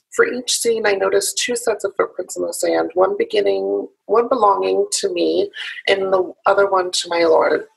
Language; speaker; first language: English; native; English